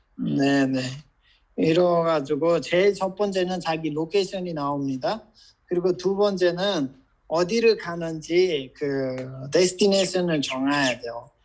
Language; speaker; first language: Korean; non-native, fluent; Nepali